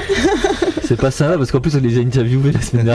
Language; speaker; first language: French; native; French